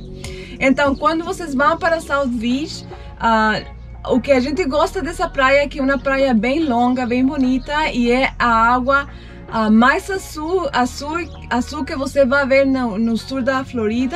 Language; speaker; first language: Portuguese; non-native, fluent; Spanish